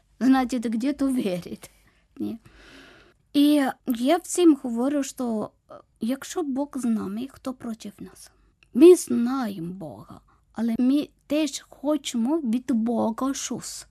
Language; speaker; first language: Ukrainian; non-native, learner; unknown